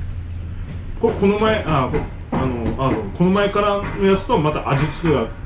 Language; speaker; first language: Japanese; native; Japanese